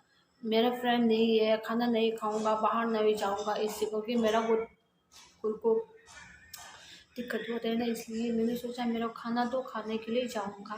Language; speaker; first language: Hindi; non-native, learner; Tibetan